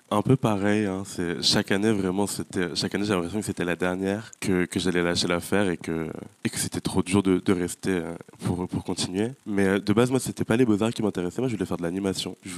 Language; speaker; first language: French; native; French